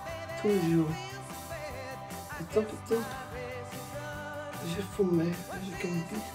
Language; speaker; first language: French; non-native, learner; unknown